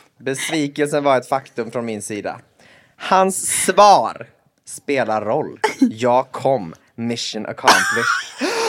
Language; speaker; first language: Swedish; native; Swedish